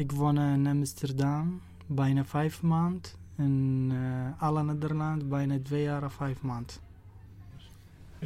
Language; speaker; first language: Dutch; non-native, learner; Arabic